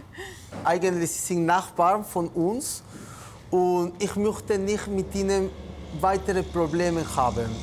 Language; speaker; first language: German; non-native, fluent; Spanish